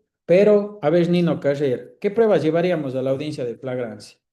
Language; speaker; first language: Spanish; native; Spanish